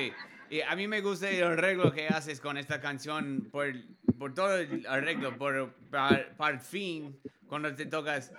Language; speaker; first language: Spanish; non-native, learner; English